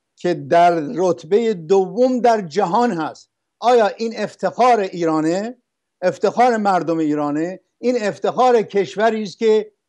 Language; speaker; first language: Persian; non-native, local second language; Arabic